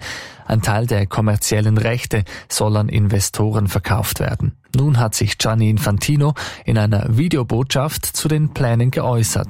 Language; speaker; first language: German; native; German